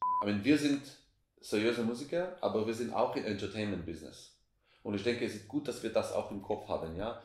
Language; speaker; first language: German; non-native, fluent; Hebrew